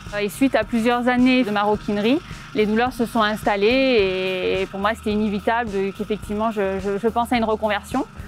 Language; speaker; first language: French; native; French